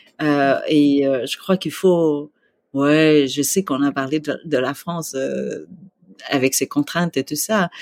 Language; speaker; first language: French; early bilingual, other home language; Vietnamese